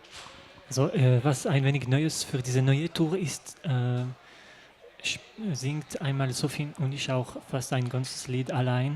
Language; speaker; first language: German; non-native, local second language; French